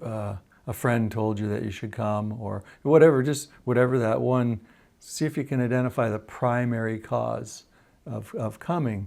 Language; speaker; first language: English; native; English